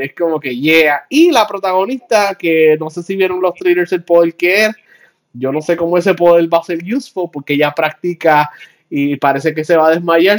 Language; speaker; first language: Spanish; early bilingual, heritage; Spanish